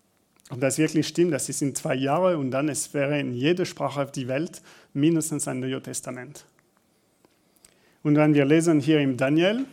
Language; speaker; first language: German; non-native, learner; French